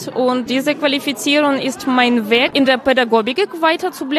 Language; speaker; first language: German; non-native, learner; Ukrainian